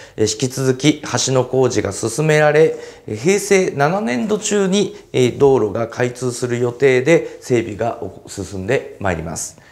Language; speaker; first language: Japanese; native; Japanese